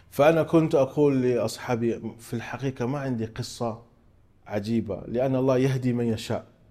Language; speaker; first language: Arabic; non-native, fluent; English